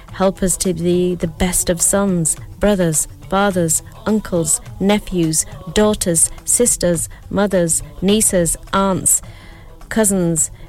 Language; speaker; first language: English; early bilingual, other home language; Urdu